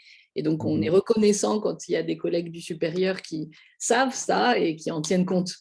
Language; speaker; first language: French; native; French